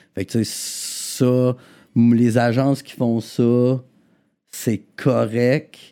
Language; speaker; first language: French; native; French